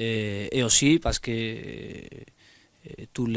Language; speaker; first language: French; non-native, fluent; Spanish